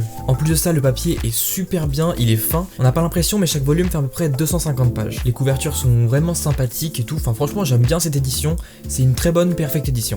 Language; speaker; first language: French; native; French